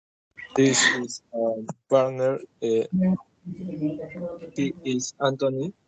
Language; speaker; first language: English; non-native, learner; Spanish